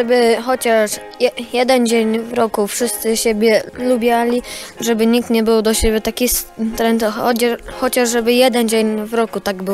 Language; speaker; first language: Polish; early bilingual, heritage; Polish